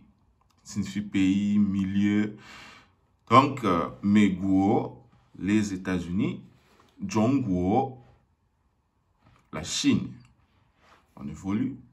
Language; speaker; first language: French; non-native, local second language; Lingala